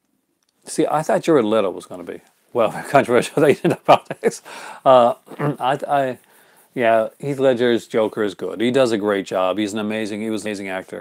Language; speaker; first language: English; native; English